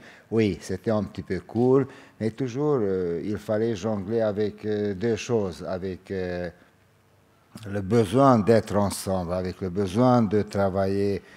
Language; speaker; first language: French; non-native, fluent; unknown